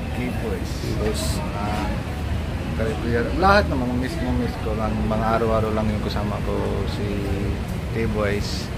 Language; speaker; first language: Filipino; non-native, learner; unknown